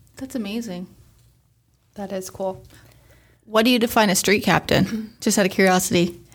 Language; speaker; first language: English; native; English